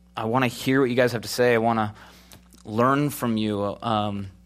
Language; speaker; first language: English; native; English